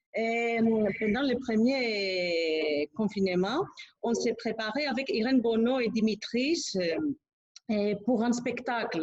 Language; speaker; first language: French; non-native, fluent; Greek